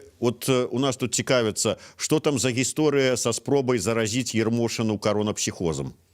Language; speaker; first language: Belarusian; native; Belarusian